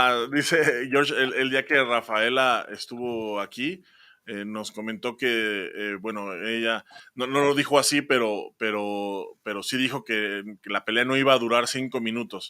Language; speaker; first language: Spanish; native; Spanish